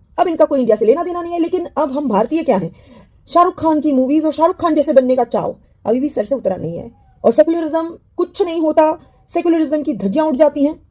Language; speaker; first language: Hindi; native; Hindi